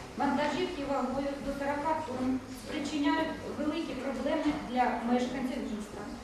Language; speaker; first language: Ukrainian; native; Ukrainian